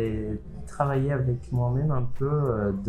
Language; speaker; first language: French; non-native, fluent; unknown